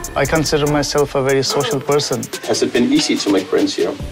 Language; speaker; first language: English; non-native, local second language; Kashmiri